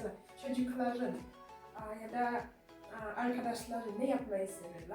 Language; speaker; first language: Turkish; non-native, fluent; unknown